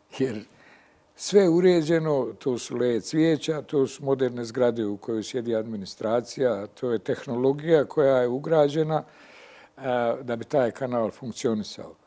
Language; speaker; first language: Bosnian; native; Bosnian